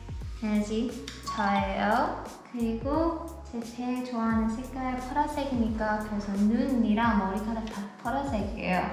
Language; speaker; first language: Korean; non-native, learner; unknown